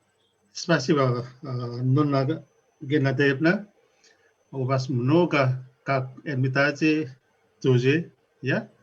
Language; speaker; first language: Russian; non-native, learner; Nepali